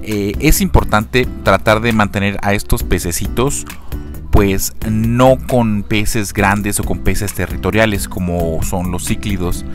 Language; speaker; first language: Spanish; native; Spanish